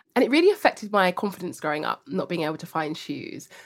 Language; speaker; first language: English; native; English